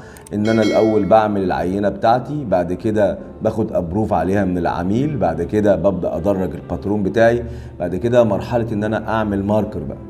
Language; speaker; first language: Arabic; native; Arabic